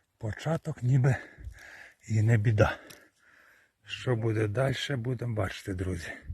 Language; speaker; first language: Ukrainian; native; Ukrainian